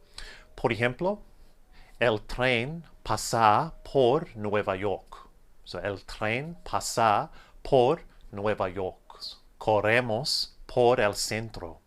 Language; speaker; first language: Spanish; non-native, fluent; English